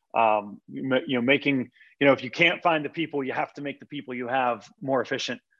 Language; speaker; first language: English; native; English